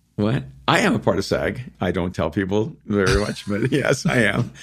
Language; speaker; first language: English; early bilingual, other home language; Spanish